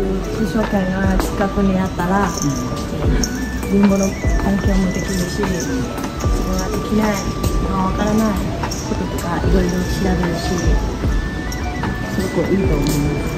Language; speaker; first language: Japanese; non-native, fluent; Nepali